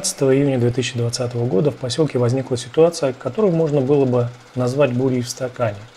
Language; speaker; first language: Russian; native; Russian